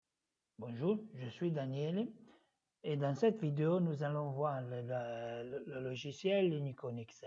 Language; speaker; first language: French; non-native, fluent; Italian